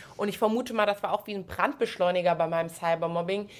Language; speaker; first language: German; native; German